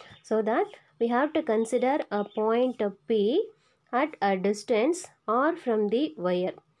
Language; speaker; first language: English; non-native, local second language; Tamil